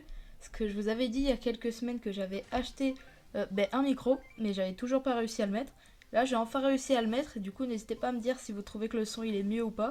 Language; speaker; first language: French; native; French